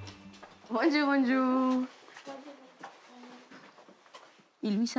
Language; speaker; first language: French; non-native, learner; Spanish